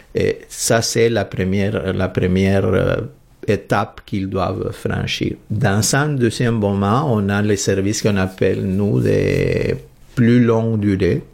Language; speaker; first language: French; non-native, fluent; Spanish